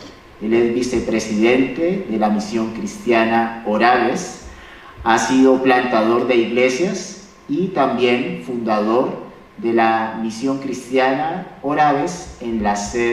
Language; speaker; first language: Spanish; native; Spanish